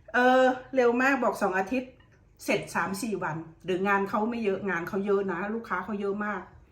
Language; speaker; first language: Thai; native; Thai